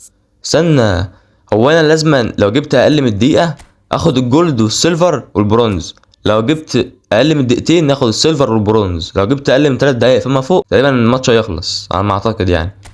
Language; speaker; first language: Arabic; native; Arabic